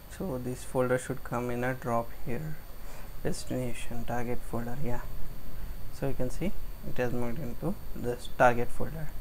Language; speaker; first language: English; non-native, local second language; Telugu